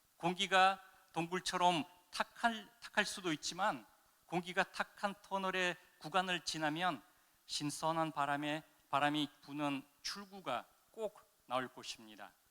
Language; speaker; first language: Korean; non-native, fluent; Russian